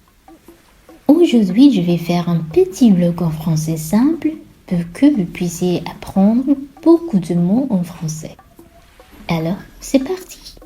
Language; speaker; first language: French; non-native, fluent; Sinhala